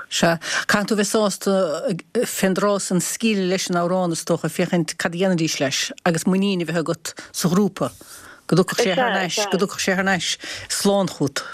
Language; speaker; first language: Irish; native; Irish